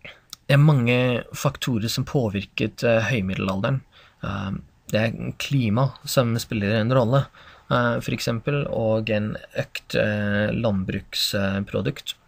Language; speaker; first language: Norwegian; non-native, fluent; English